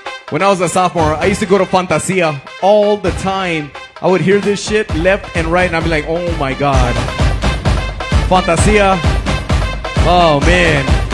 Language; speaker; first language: English; early bilingual, other home language; Spanish